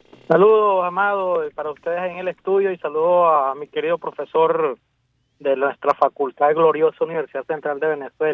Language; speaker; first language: Spanish; native; Spanish